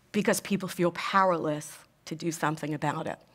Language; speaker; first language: English; native; English